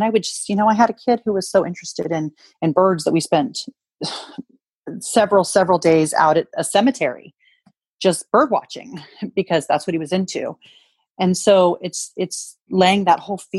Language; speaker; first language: English; native; English